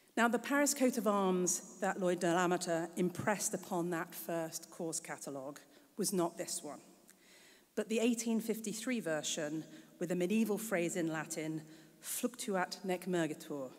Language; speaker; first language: English; native; English